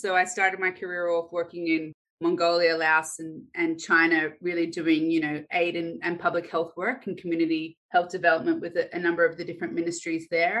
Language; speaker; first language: English; native; English